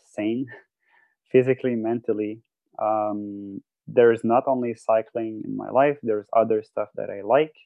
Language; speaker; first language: English; non-native, fluent; French